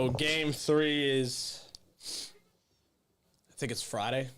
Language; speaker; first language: English; native; English